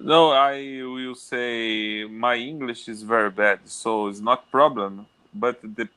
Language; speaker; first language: English; non-native, learner; Portuguese